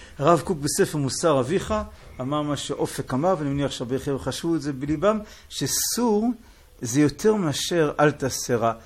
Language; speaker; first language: Hebrew; native; Hebrew